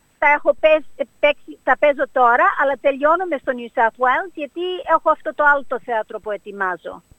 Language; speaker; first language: Greek; early bilingual, heritage; Greek